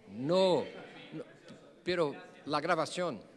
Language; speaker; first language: Spanish; non-native, fluent; Portuguese